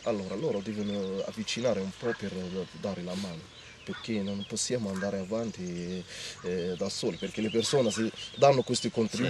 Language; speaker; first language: Italian; non-native, learner; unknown